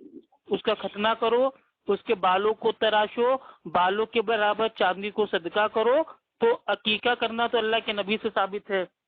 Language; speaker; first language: Hindi; native; Hindi